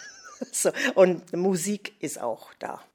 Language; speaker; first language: German; non-native, fluent; English